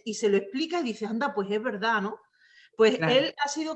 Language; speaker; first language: Spanish; native; Spanish